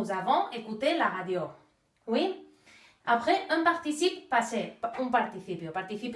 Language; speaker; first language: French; non-native, fluent; Basque